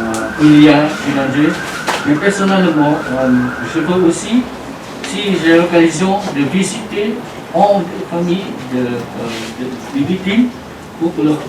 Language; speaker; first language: French; non-native, learner; Vietnamese